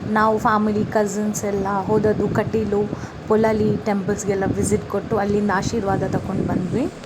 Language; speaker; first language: Kannada; non-native, local second language; Tulu